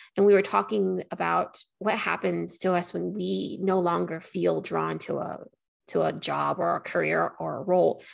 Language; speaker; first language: English; native; English